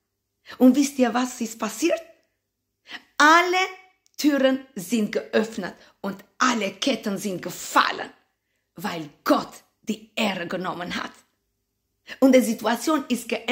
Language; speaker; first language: German; non-native, fluent; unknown